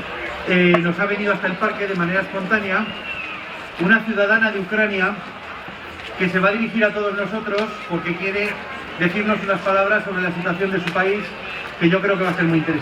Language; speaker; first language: Spanish; native; Spanish